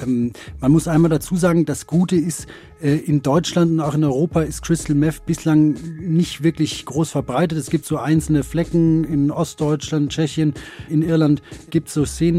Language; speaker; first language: German; native; German